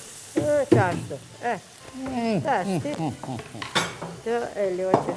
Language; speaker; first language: Albanian; native; Albanian